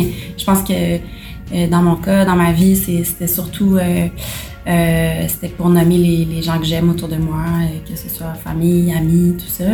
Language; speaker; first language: French; native; French